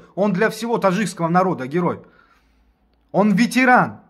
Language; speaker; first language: Russian; non-native, local second language; Tajik